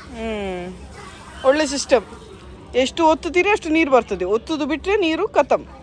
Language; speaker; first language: Kannada; native; Kannada